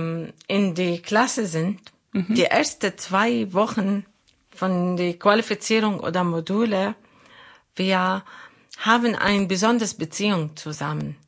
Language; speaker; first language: German; non-native, learner; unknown